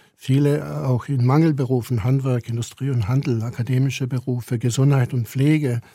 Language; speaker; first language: German; early bilingual, other home language; Croatian